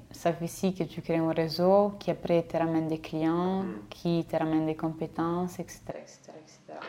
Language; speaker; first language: French; non-native, fluent; Italian